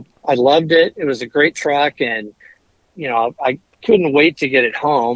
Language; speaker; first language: English; native; English